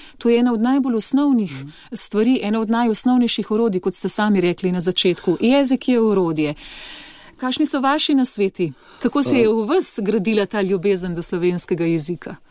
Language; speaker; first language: Slovenian; native; Slovenian